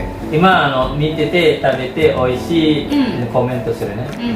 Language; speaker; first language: Japanese; non-native, learner; Indonesian